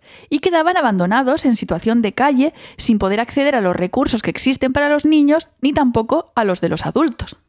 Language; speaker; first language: Spanish; native; Spanish